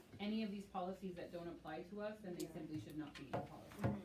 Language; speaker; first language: English; native; English